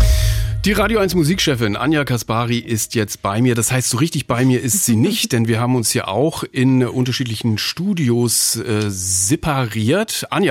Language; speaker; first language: German; native; German